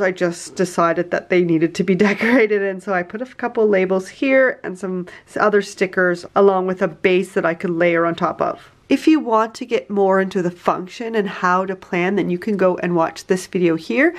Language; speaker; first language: English; native; English